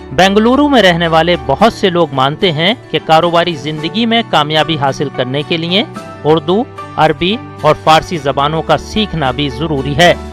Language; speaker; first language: Urdu; native; Urdu